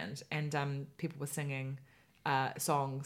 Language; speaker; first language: English; native; English